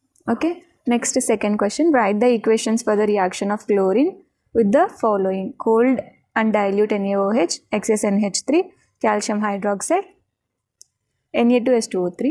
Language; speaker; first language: English; non-native, local second language; Telugu